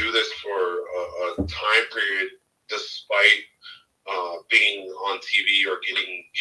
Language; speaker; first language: English; native; English